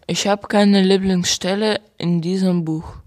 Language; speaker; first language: German; non-native, learner; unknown